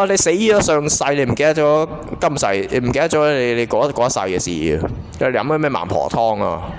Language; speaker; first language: Cantonese; native; Cantonese